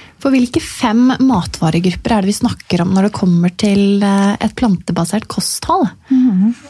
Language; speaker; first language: Norwegian; native; Norwegian